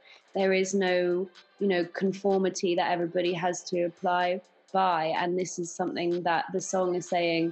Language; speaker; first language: English; native; English